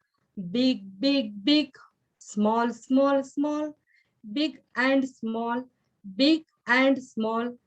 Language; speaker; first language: English; non-native, learner; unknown